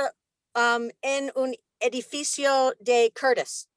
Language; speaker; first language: Spanish; non-native, learner; English